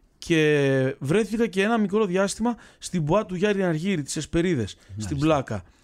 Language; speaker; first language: Greek; early bilingual, other home language; Russian